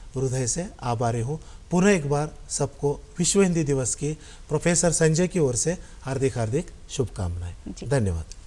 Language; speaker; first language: Hindi; non-native, local second language; Kannada